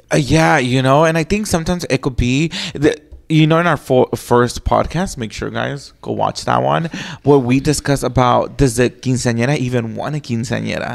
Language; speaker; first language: English; early bilingual, other home language; Spanish